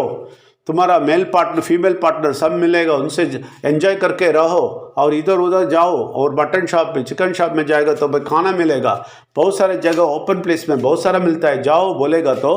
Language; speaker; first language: Hindi; non-native, local second language; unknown